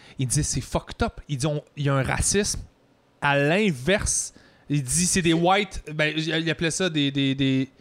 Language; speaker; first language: French; native; French